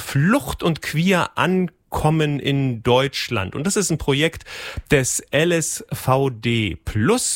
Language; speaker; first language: German; native; German